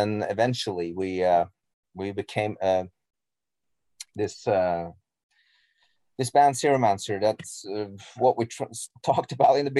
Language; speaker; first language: English; non-native, fluent; Norwegian